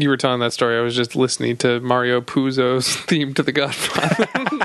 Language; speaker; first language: English; native; English